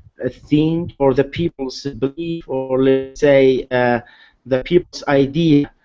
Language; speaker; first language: English; non-native, learner; Arabic